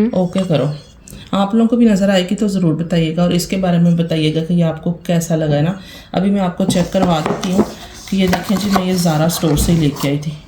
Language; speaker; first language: Urdu; native; Urdu